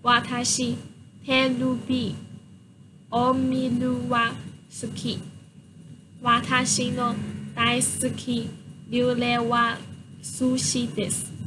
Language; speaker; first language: Japanese; non-native, learner; Chinese